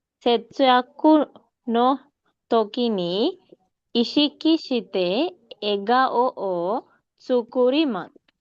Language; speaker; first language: Japanese; non-native, learner; Sinhala